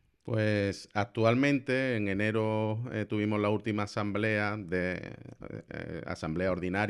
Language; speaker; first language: Spanish; native; Spanish